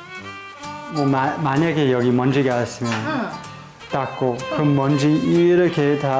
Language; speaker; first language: Korean; non-native, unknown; English